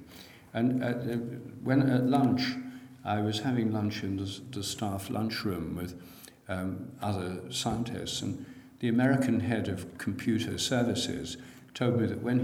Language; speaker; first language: English; native; English